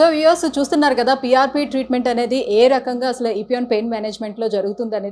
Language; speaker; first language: Telugu; native; Telugu